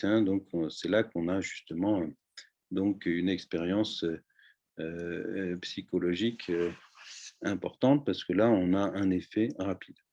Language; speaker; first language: French; native; French